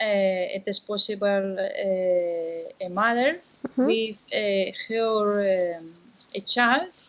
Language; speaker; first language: English; non-native, learner; Spanish